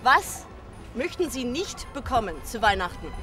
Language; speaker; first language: German; non-native, learner; English